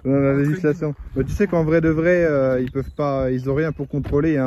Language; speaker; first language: French; native; French